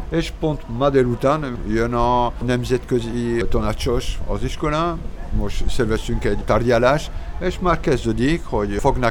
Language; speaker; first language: Hungarian; non-native, learner; French